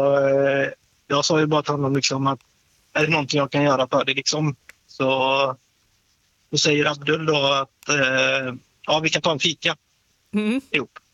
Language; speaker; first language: Swedish; native; Swedish